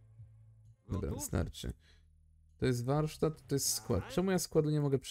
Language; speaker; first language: Polish; native; Polish